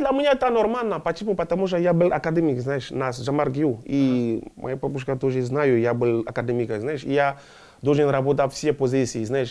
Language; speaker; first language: Russian; non-native, learner; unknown